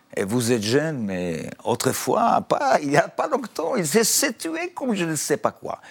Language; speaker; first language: French; non-native, fluent; Hebrew